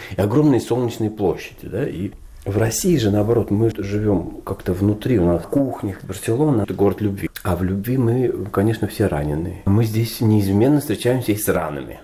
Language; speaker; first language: Russian; native; Russian